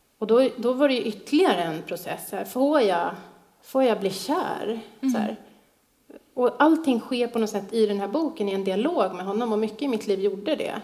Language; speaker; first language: Swedish; native; Swedish